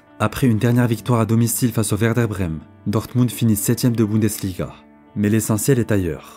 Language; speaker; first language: French; native; French